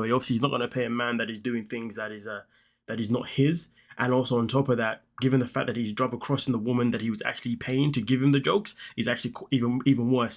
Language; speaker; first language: English; native; English